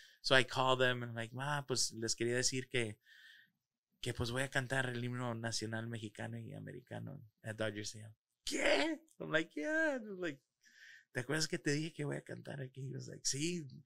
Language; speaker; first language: Spanish; early bilingual, heritage; Spanish